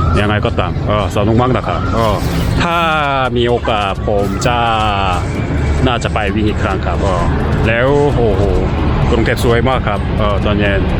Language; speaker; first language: Thai; non-native, learner; Korean